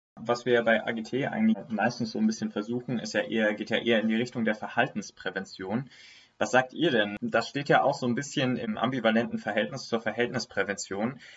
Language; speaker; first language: German; native; German